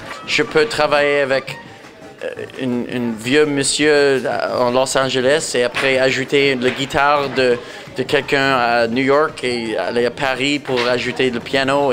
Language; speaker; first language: French; non-native, local second language; English